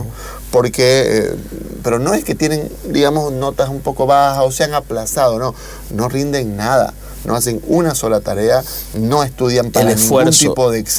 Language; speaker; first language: Spanish; native; Spanish